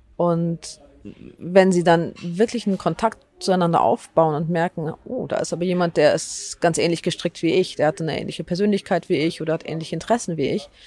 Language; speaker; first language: German; native; German